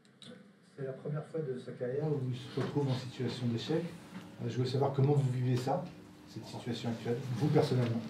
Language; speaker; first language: French; native; French